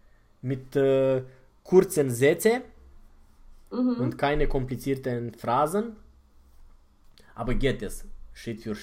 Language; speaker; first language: German; non-native, fluent; Romanian